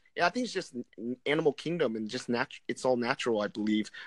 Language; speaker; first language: English; non-native, fluent; Vietnamese